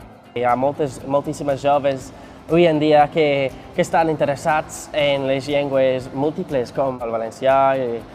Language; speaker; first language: Catalan; non-native, fluent; English